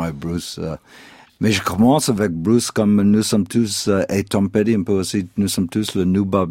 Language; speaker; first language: French; non-native, fluent; English